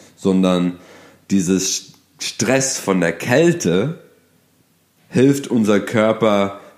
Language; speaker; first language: German; non-native, fluent; English